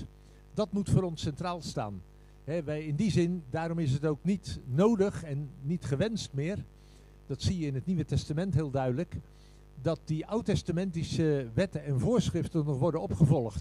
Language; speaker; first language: Dutch; native; Dutch